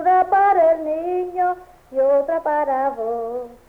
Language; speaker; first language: Spanish; native; Spanish